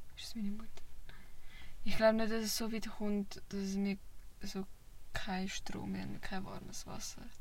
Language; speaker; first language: German; early bilingual, other home language; Vietnamese